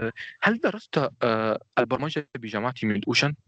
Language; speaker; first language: Arabic; non-native, fluent; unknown